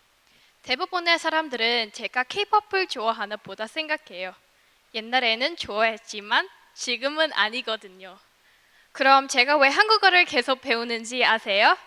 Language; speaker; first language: Korean; non-native, fluent; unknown